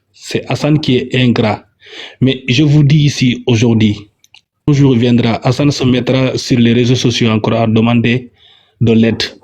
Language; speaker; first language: French; non-native, local second language; Wolof